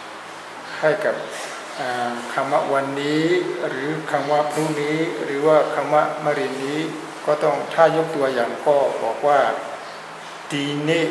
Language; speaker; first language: Thai; non-native, fluent; Burmese